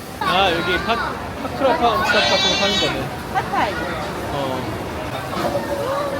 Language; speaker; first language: Korean; native; Korean